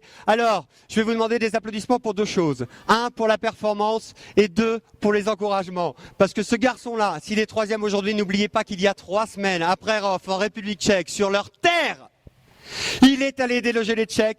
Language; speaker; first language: French; native; French